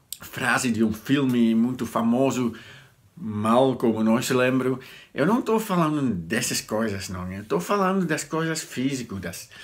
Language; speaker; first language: Portuguese; non-native, learner; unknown